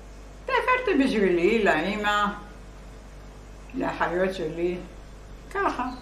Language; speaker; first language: Hebrew; non-native, fluent; Arabic